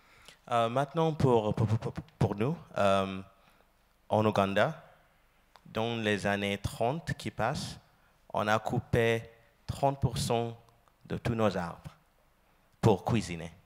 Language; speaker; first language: French; non-native, learner; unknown